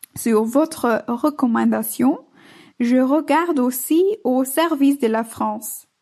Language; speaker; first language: French; non-native, learner; Dutch